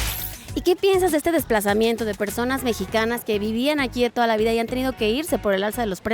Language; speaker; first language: Spanish; native; Spanish